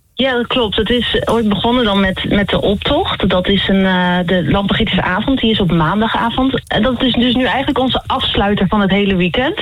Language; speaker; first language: Dutch; native; Dutch